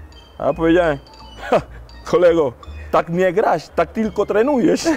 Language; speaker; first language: Polish; non-native, learner; Spanish